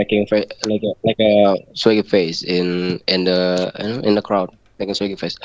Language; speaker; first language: English; non-native, learner; Indonesian